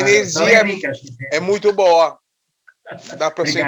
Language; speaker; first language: Portuguese; non-native, learner; Italian